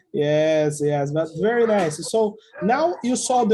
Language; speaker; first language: English; non-native, fluent; Portuguese